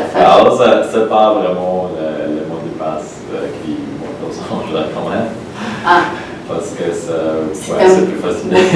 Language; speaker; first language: French; non-native, learner; Polish